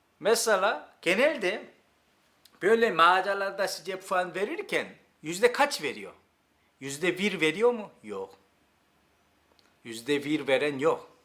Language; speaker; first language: Turkish; non-native, learner; Korean